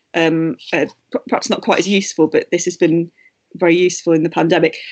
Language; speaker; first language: English; native; English